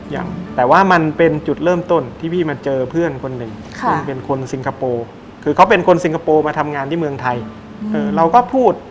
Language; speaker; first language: Thai; native; Thai